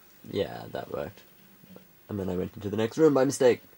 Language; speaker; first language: English; native; English